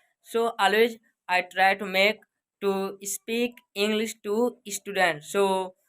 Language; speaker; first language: English; non-native, learner; Hindi